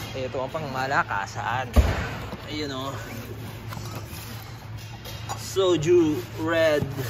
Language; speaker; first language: Korean; non-native, learner; Filipino